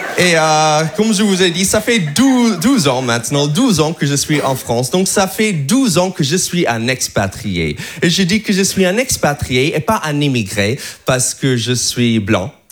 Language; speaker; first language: French; non-native, fluent; English